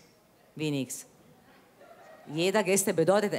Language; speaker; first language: German; non-native, fluent; Italian